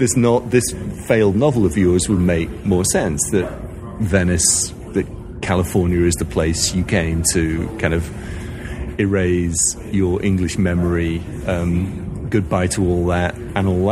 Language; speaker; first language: English; native; English